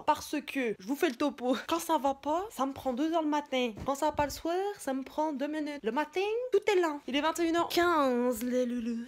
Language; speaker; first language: French; native; French